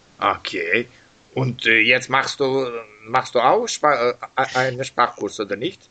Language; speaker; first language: German; non-native, learner; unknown